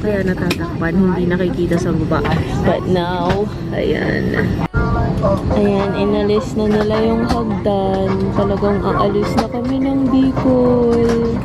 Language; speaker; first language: Filipino; early bilingual, heritage; Filipino